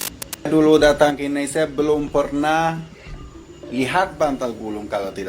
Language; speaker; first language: Indonesian; non-native, fluent; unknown